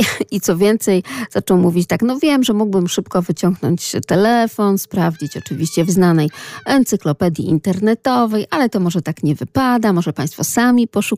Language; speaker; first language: Polish; native; Polish